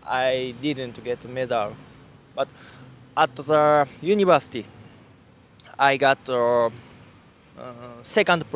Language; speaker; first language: English; non-native, learner; Japanese